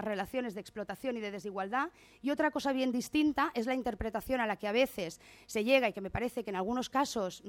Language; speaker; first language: Spanish; native; Spanish